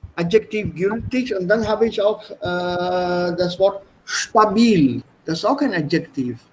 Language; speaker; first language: German; non-native, fluent; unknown